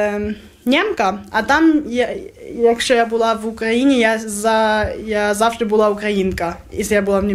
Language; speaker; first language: Ukrainian; non-native, local second language; German